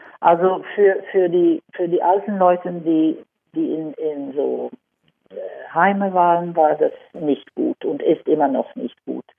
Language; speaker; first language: German; non-native, fluent; Swedish